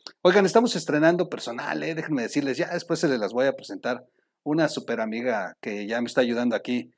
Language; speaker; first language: Spanish; native; Spanish